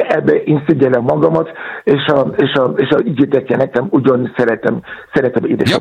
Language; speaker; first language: Hungarian; non-native, fluent; Yoruba